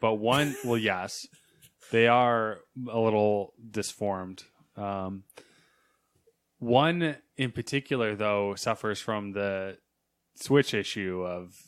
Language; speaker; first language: English; native; English